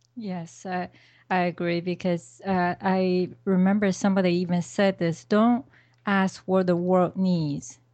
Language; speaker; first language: English; non-native, fluent; Chinese